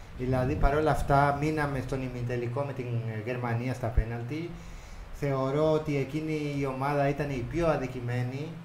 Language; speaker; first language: Greek; non-native, fluent; Spanish